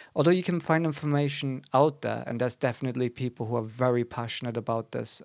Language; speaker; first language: English; non-native, fluent; German